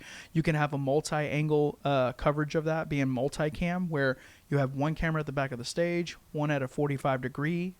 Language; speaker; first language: English; native; English